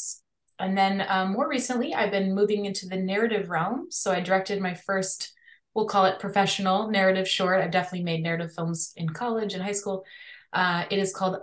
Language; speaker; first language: English; native; English